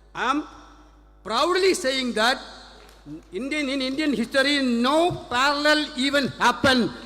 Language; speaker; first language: English; non-native, local second language; Malayalam